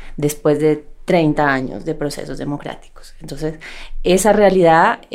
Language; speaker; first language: Spanish; native; Spanish